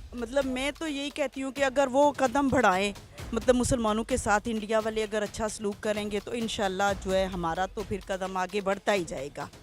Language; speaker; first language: Urdu; non-native, local second language; Punjabi